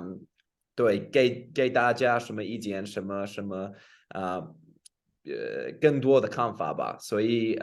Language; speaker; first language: Chinese; non-native, fluent; English